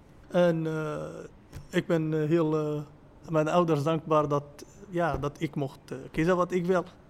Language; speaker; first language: Dutch; non-native, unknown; Arabic